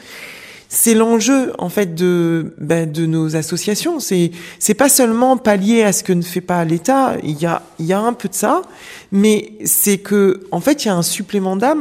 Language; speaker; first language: French; native; French